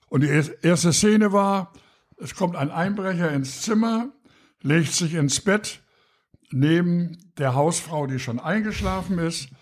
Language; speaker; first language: German; native; German